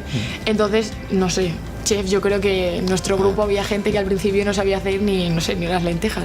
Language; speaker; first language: Spanish; native; Spanish